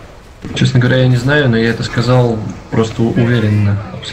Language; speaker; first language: Russian; native; Russian